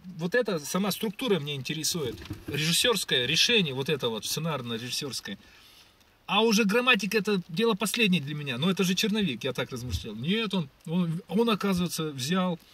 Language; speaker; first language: Russian; native; Russian